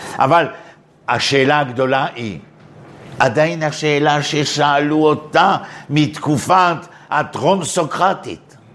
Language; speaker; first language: Hebrew; non-native, fluent; French